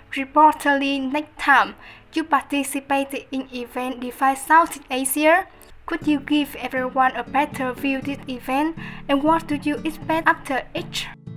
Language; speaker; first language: English; non-native, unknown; Vietnamese